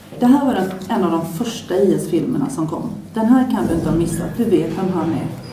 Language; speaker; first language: Swedish; native; Swedish